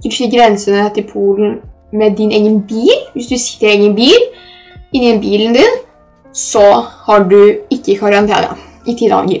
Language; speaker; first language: Norwegian; early bilingual, other home language; Polish